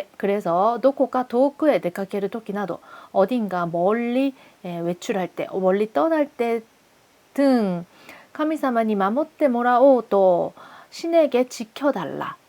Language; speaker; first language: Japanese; non-native, fluent; Korean